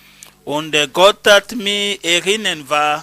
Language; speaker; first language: German; non-native, learner; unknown